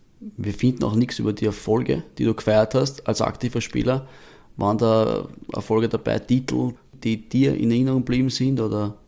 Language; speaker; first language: German; native; German